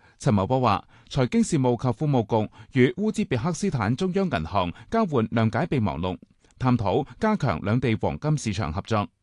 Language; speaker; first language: Chinese; non-native, local second language; Cantonese